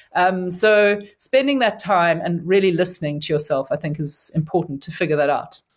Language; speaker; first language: English; native; English